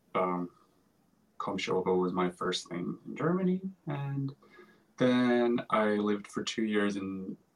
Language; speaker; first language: English; non-native, fluent; Finnish